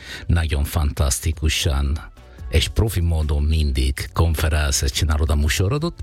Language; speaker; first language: Hungarian; non-native, fluent; Italian